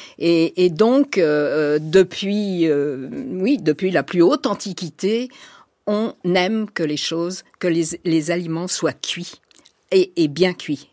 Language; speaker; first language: French; native; French